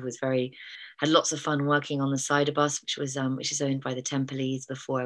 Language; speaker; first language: English; native; English